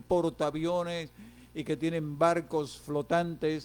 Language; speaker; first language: Spanish; native; Spanish